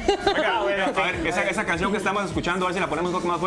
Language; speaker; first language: Spanish; native; Spanish